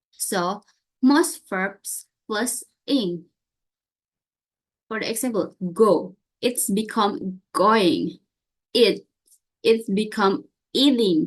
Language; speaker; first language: English; non-native, learner; Indonesian